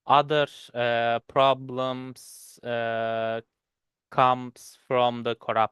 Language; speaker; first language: English; non-native, learner; Turkish